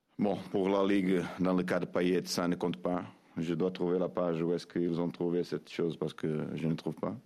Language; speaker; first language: French; non-native, fluent; Portuguese